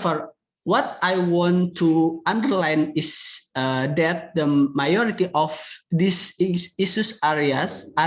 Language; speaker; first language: English; non-native, learner; Indonesian